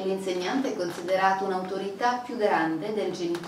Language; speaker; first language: Italian; native; Italian